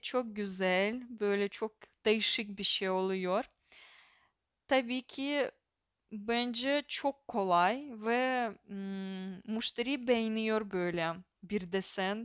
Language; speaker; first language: Turkish; non-native, fluent; Russian